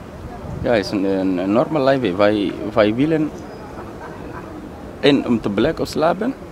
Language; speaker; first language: Dutch; non-native, learner; Somali